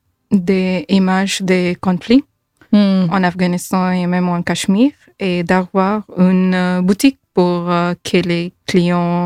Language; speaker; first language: French; non-native, learner; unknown